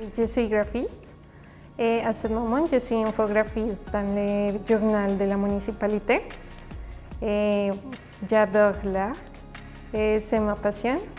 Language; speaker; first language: French; non-native, learner; Spanish